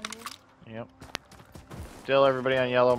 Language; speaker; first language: English; native; English